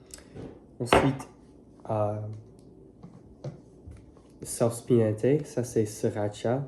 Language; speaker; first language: French; non-native, learner; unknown